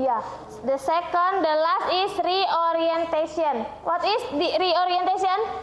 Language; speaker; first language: English; non-native, learner; Indonesian